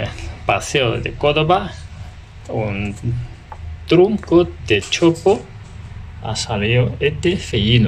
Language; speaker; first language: Spanish; non-native, learner; Chinese